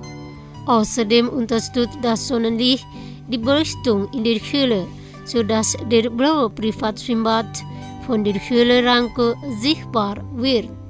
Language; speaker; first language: German; non-native, fluent; Indonesian